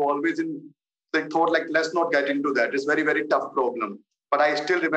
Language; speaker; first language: English; non-native, local second language; Hindi